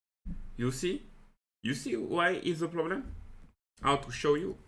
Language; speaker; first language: English; non-native, fluent; French